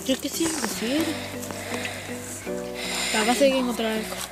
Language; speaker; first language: Spanish; native; Spanish